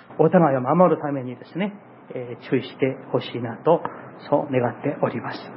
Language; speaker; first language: Japanese; non-native, fluent; Korean